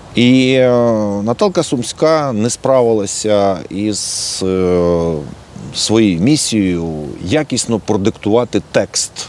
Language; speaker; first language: Ukrainian; native; Ukrainian